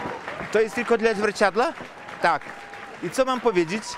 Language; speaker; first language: Polish; non-native, fluent; Lithuanian